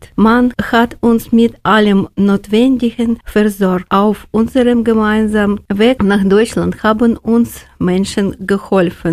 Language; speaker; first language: German; non-native, learner; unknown